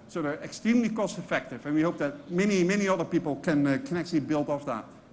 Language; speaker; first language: English; non-native, fluent; Dutch